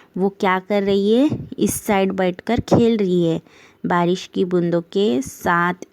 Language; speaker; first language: Urdu; native; Urdu